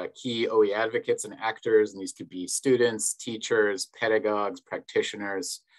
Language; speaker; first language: English; native; English